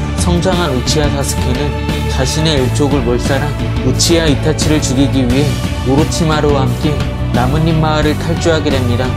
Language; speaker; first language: Korean; native; Korean